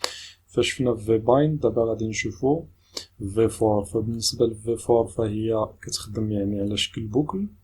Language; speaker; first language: Arabic; native; Arabic